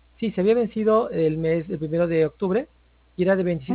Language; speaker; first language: Spanish; native; Spanish